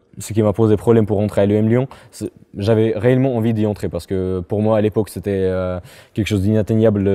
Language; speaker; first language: French; non-native, fluent; Chechen